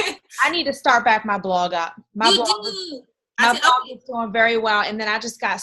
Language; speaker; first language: English; native; English